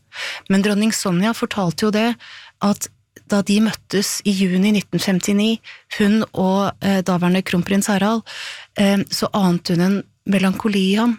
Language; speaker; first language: Norwegian; native; Norwegian